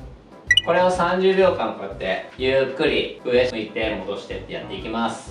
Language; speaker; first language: Japanese; native; Japanese